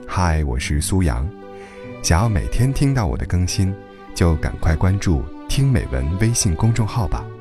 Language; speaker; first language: Chinese; native; Chinese